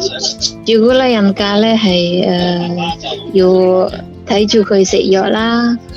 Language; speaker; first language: Cantonese; non-native, fluent; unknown